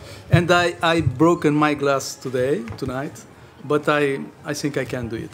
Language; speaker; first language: English; non-native, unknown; Portuguese